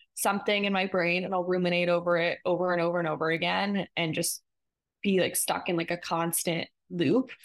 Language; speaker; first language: English; native; English